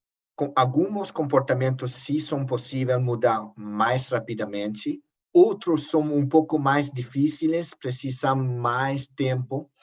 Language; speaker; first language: Portuguese; non-native, learner; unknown